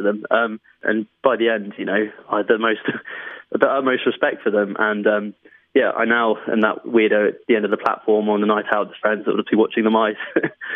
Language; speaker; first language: English; native; English